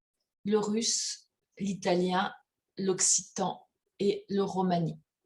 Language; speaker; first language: French; native; French